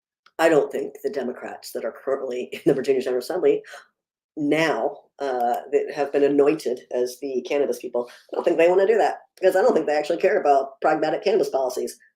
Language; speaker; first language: English; native; English